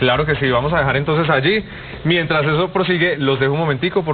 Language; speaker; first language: Spanish; native; Spanish